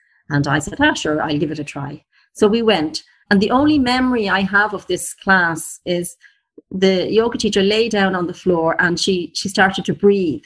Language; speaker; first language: English; native; English